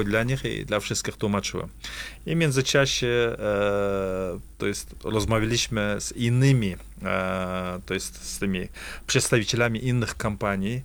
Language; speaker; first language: Polish; non-native, fluent; Kazakh